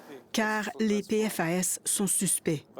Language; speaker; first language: French; native; French